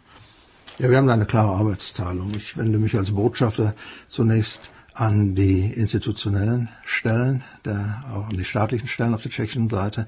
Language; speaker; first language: German; native; German